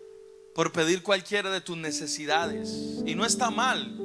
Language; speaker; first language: Spanish; native; Spanish